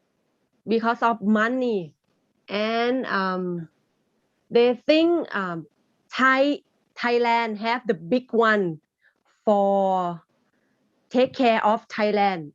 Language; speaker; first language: English; non-native, learner; Thai